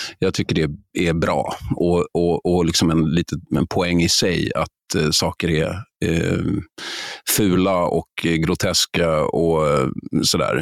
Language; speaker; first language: Swedish; native; Swedish